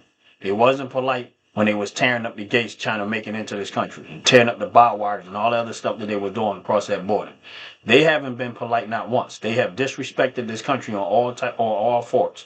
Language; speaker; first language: English; native; English